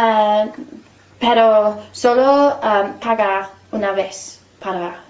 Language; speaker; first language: Spanish; non-native, learner; English